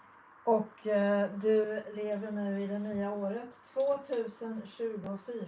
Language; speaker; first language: Swedish; native; Swedish